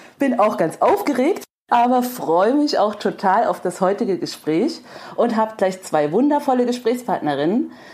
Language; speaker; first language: German; native; German